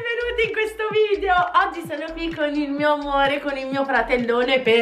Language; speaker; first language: Italian; native; Italian